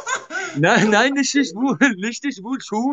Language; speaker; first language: German; non-native, learner; Arabic